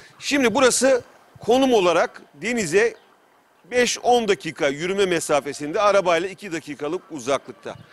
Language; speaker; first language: Turkish; native; Turkish